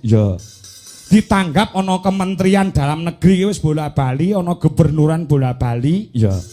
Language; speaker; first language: Javanese; native; Javanese